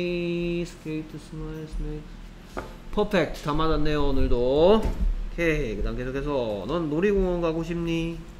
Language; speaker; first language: Korean; native; Korean